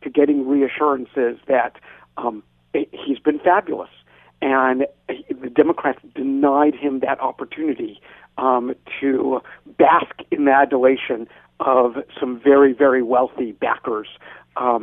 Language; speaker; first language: English; native; English